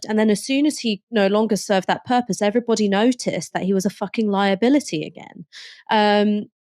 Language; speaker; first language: English; native; English